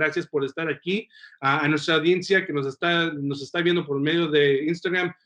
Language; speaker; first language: Spanish; early bilingual, heritage; Spanish